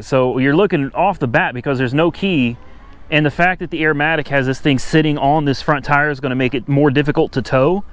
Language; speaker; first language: English; native; English